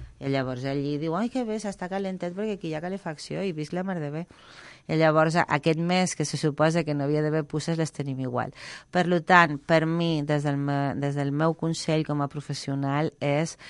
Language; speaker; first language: Catalan; non-native, local second language; Spanish